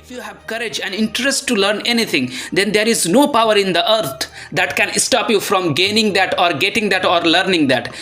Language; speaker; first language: English; non-native, local second language; Bangla